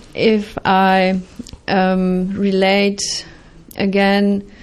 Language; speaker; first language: English; non-native, fluent; German